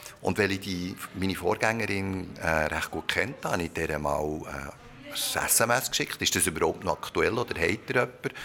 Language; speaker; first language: German; early bilingual, other home language; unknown